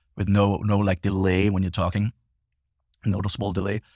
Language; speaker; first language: English; non-native, fluent; Danish